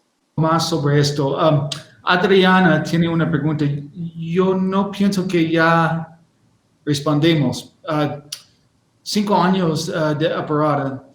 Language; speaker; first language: Spanish; non-native, learner; English